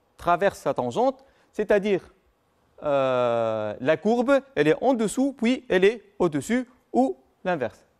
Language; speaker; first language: French; non-native, local second language; Arabic